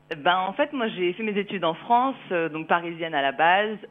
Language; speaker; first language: French; native; French